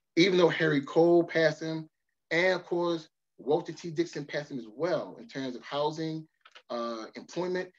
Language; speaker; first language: English; native; English